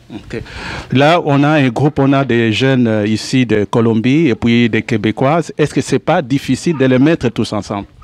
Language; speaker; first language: French; native; French